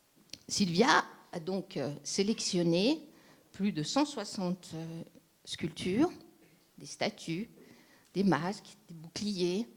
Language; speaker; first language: French; native; French